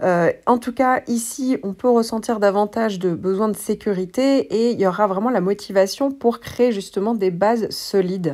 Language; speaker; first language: French; native; French